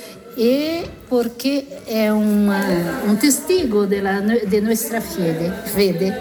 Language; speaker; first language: Spanish; non-native, learner; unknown